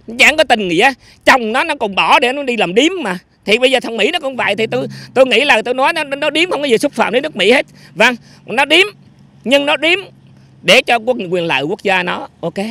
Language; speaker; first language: Vietnamese; native; Vietnamese